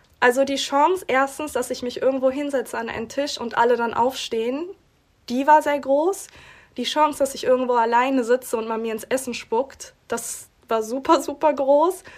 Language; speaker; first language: German; early bilingual, other home language; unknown